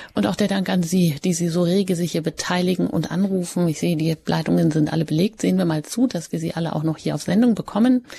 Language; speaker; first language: German; native; German